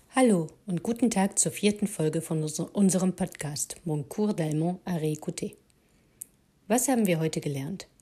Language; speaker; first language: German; non-native, fluent; French